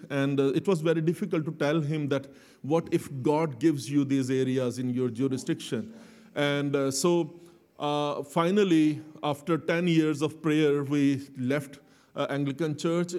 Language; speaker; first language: English; non-native, local second language; Urdu